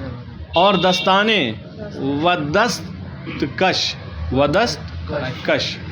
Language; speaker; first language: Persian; non-native, fluent; Urdu